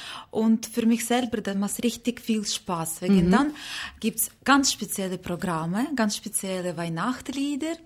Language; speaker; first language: German; non-native, learner; Ukrainian